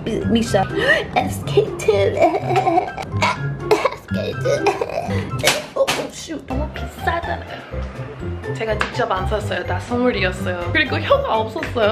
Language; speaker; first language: Korean; non-native, fluent; English